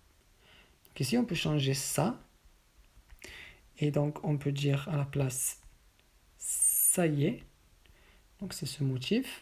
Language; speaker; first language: French; native; French